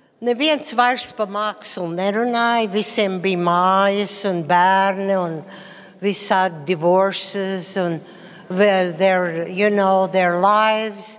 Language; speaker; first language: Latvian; early bilingual, heritage; Latvian